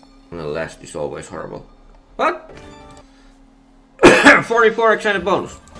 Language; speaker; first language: English; non-native, fluent; Finnish